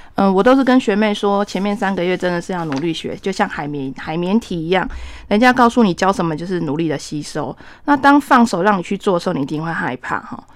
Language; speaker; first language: Chinese; native; Chinese